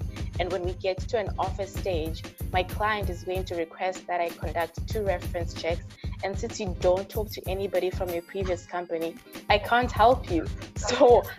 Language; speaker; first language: English; non-native, local second language; Shona